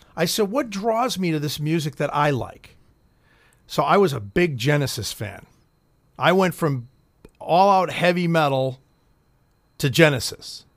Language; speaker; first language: English; native; English